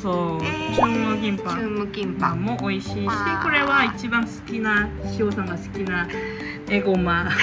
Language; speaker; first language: Japanese; non-native, fluent; Korean